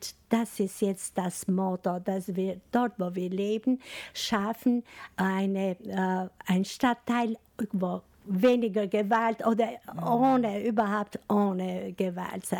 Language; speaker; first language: German; non-native, learner; Albanian